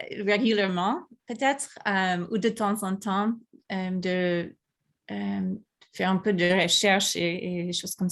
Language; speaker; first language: French; non-native, fluent; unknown